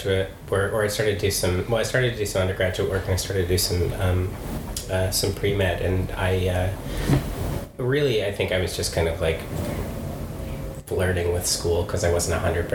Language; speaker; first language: English; native; English